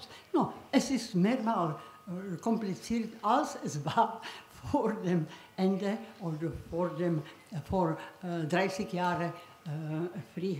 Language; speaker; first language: German; non-native, learner; Czech